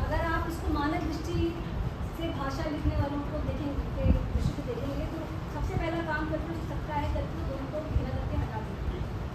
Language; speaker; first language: Hindi; native; Hindi